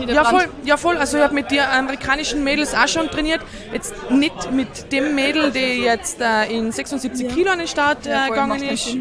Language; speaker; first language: German; native; German